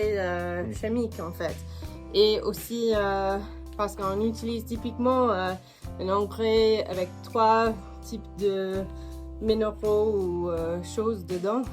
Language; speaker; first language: French; non-native, fluent; English